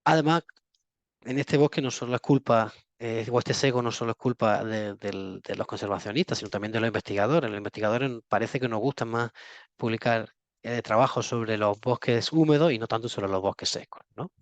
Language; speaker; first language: Spanish; native; Spanish